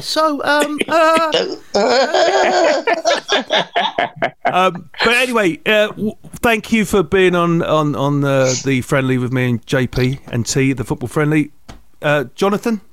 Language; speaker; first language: English; native; English